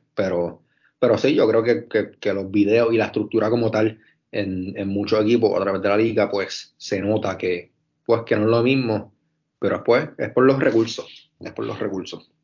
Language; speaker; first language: Spanish; native; Spanish